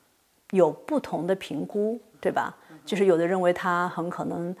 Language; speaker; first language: Chinese; native; Chinese